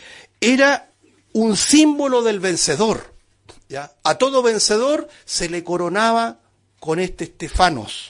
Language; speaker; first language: Spanish; native; Spanish